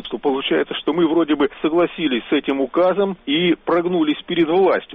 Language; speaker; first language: Russian; native; Russian